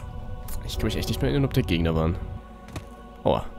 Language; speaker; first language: German; native; German